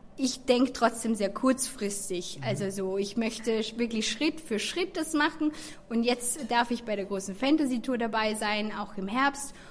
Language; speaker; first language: German; native; German